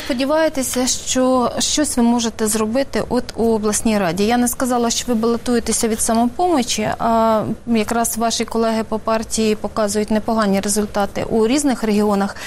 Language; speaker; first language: Ukrainian; native; Ukrainian